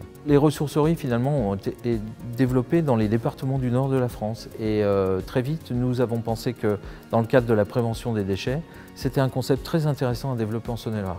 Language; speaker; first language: French; native; French